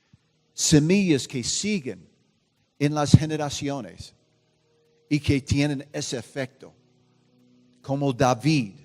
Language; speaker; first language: Spanish; non-native, fluent; English